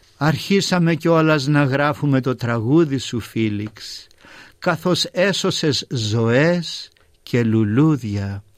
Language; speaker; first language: Greek; native; Greek